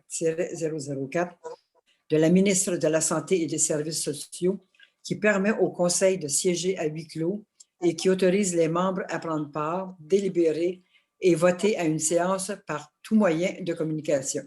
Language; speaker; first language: French; native; French